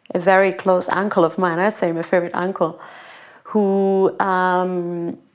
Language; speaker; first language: English; non-native, fluent; Italian